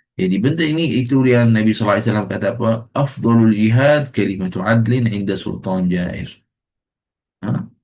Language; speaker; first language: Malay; non-native, fluent; Arabic